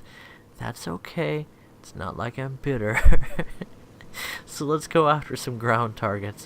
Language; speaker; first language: English; native; English